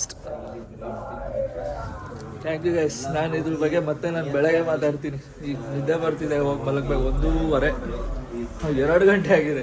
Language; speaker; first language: Kannada; native; Kannada